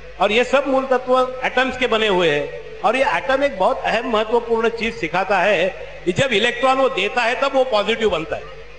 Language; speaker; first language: Hindi; non-native, local second language; Marathi